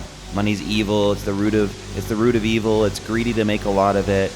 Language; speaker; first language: English; native; English